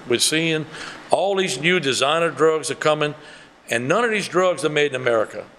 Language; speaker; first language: English; early bilingual, other home language; French